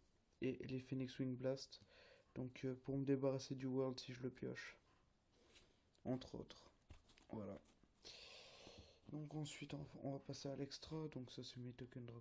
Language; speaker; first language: French; native; French